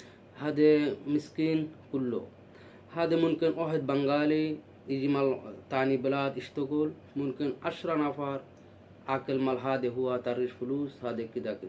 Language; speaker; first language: Arabic; non-native, learner; Bangla